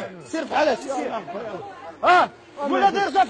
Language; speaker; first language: Arabic; native; Arabic